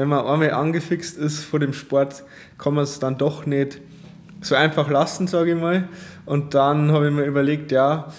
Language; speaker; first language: German; native; German